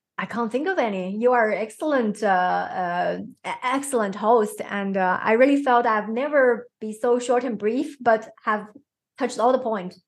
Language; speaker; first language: English; non-native, fluent; Chinese